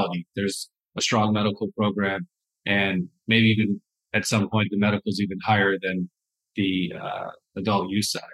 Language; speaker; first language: English; native; English